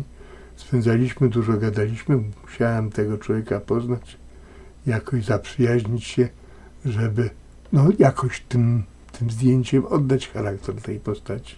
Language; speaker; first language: Polish; native; Polish